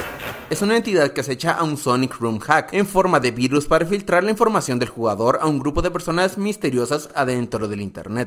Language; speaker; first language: Spanish; native; Spanish